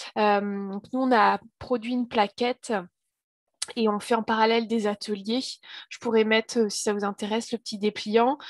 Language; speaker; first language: French; native; French